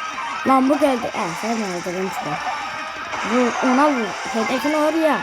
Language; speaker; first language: Turkish; non-native, learner; Azerbaijani